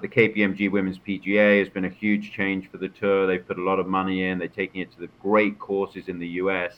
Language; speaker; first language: English; native; English